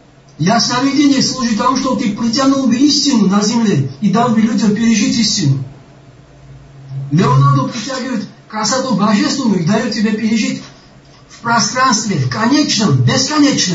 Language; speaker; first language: Russian; non-native, local second language; Georgian